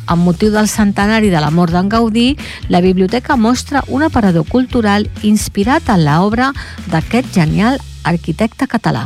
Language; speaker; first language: Catalan; native; Catalan